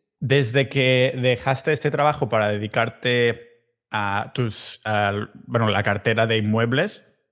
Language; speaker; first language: Spanish; native; Spanish